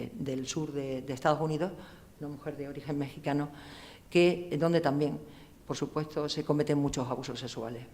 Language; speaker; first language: Spanish; native; Spanish